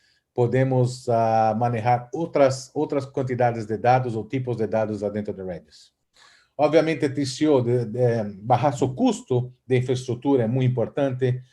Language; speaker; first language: Portuguese; non-native, fluent; Spanish